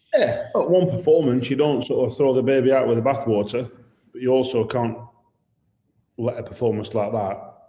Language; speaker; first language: English; native; English